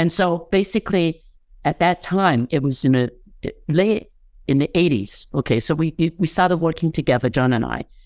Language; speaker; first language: English; non-native, local second language; Cantonese